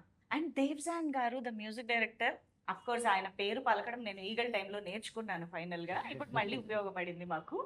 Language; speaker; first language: Telugu; native; Telugu